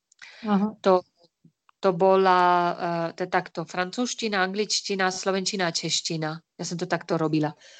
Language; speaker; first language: Slovak; non-native, fluent; Spanish